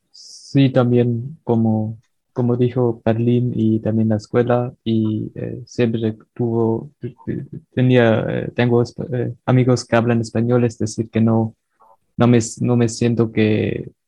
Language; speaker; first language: Spanish; early bilingual, heritage; Spanish